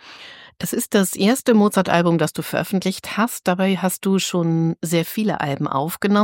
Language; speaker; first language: German; native; German